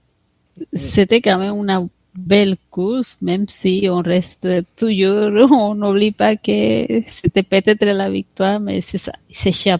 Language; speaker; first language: French; non-native, fluent; Spanish